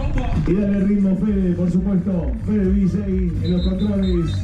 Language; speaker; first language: Spanish; native; Spanish